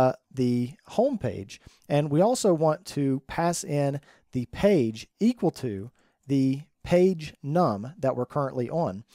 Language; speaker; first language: English; native; English